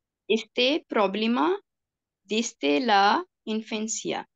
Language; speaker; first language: Spanish; non-native, learner; Urdu